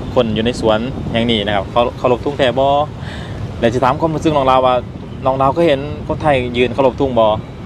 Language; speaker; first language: Thai; native; Thai